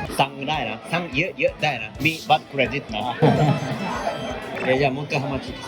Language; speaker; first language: Thai; non-native, learner; Japanese